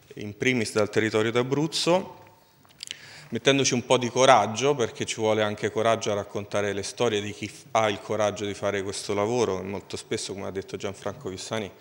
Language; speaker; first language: Italian; native; Italian